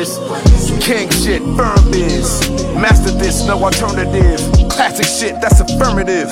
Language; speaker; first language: English; native; English